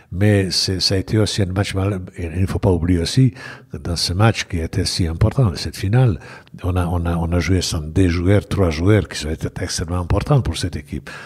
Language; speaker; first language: French; non-native, fluent; Bosnian